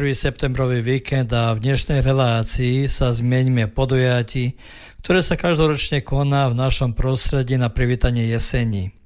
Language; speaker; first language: Slovak; early bilingual, heritage; Slovak